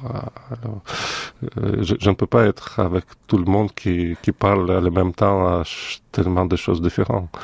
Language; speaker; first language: French; non-native, fluent; Russian